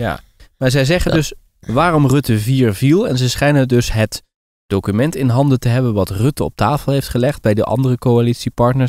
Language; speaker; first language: Dutch; native; Dutch